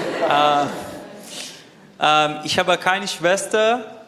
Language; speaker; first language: German; non-native, learner; Portuguese